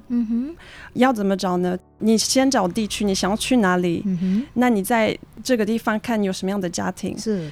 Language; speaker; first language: Chinese; non-native, fluent; French